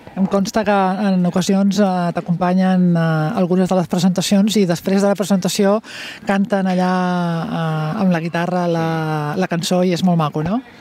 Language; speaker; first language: Catalan; native; Catalan